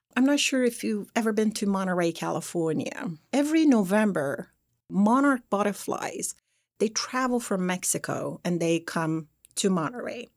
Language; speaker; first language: English; non-native, fluent; Persian